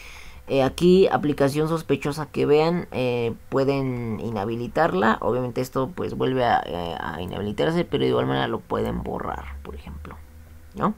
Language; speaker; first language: Spanish; native; Spanish